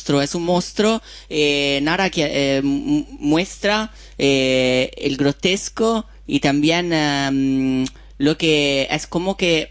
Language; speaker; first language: Spanish; non-native, fluent; Italian